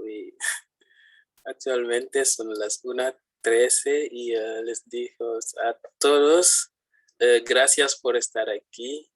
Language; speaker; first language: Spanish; non-native, fluent; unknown